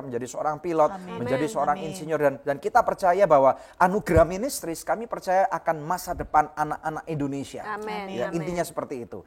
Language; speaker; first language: Indonesian; native; Indonesian